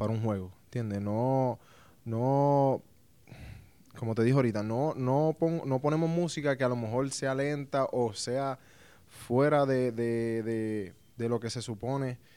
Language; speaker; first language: Spanish; native; Spanish